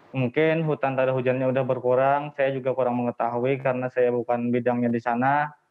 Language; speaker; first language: Indonesian; native; Indonesian